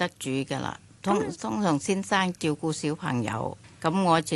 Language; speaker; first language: Cantonese; non-native, fluent; Thai